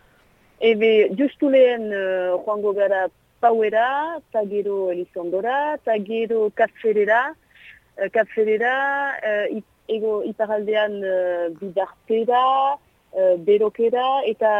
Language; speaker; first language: Basque; non-native, local second language; French